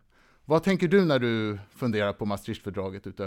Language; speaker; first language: Swedish; native; Swedish